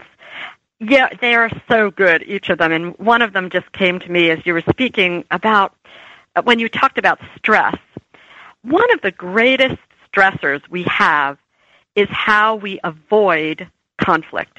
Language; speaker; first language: English; native; English